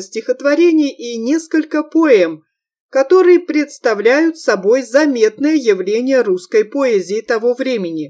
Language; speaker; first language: Russian; native; Russian